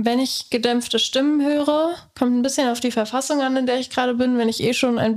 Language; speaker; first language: German; native; German